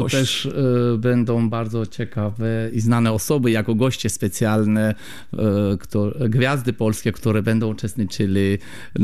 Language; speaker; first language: Polish; non-native, fluent; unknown